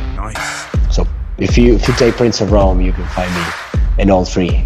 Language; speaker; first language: English; non-native, fluent; Italian